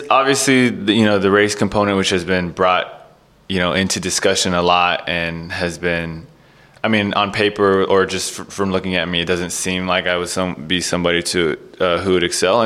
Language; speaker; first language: English; native; English